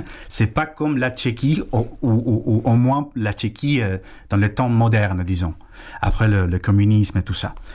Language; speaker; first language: French; non-native, fluent; Spanish